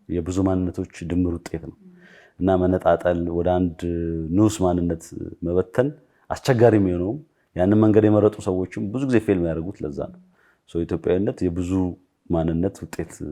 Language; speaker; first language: Amharic; native; Amharic